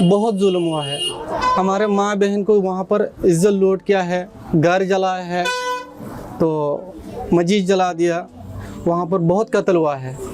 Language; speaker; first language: Hindi; non-native, learner; Rohingya